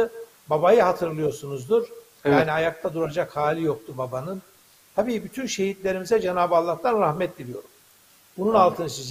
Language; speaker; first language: Turkish; native; Turkish